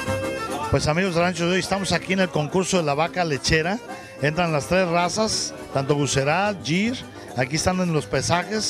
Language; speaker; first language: Spanish; native; Spanish